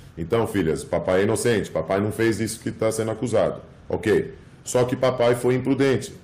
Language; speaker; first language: Portuguese; early bilingual, other home language; English